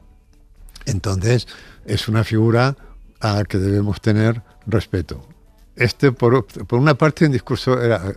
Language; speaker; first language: Spanish; native; Spanish